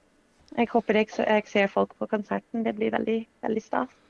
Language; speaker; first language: Norwegian; non-native, fluent; English